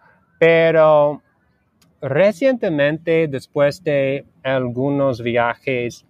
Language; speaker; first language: Spanish; non-native, learner; English